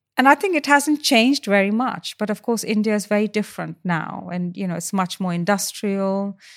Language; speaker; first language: English; non-native, local second language; Hindi